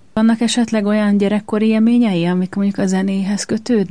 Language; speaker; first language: Hungarian; native; Hungarian